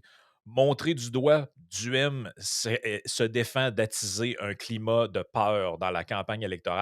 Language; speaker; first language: French; native; French